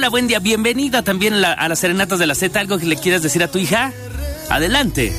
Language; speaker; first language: Spanish; native; Spanish